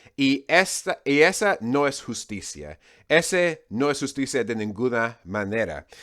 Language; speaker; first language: Spanish; non-native, fluent; English